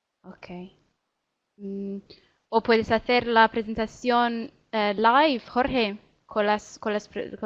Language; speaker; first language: Spanish; non-native, learner; Italian